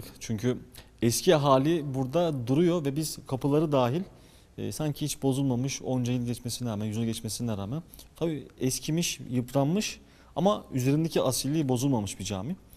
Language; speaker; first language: Turkish; native; Turkish